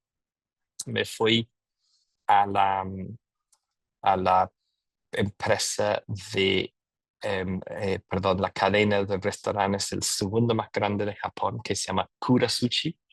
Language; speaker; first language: Spanish; non-native, fluent; English